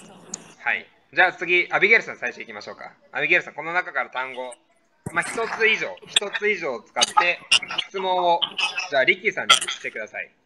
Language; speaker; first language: Japanese; native; Japanese